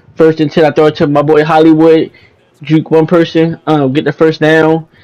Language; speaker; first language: English; native; English